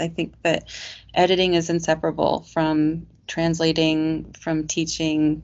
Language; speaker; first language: English; native; English